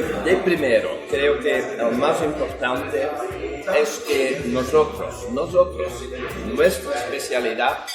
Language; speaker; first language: Spanish; non-native, fluent; Dutch